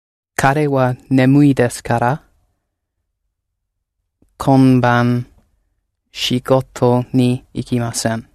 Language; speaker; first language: Japanese; non-native, learner; English